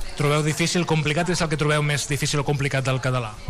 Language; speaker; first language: Catalan; native; Catalan